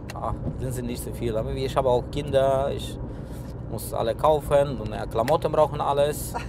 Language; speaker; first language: German; non-native, fluent; Polish